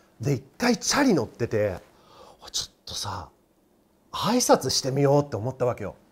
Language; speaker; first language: Japanese; non-native, fluent; English